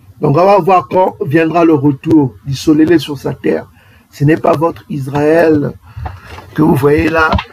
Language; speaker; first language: French; non-native, local second language; Kongo